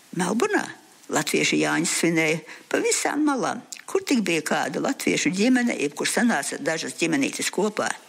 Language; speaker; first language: Latvian; early bilingual, heritage; Latvian